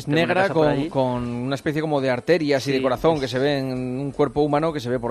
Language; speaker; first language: Spanish; native; Spanish